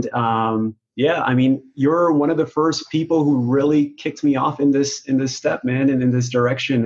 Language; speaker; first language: English; non-native, local second language; Urdu